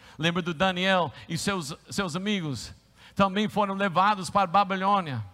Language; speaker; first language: Portuguese; non-native, fluent; English